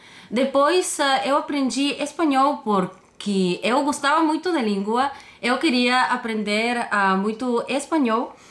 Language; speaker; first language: Portuguese; non-native, fluent; Bulgarian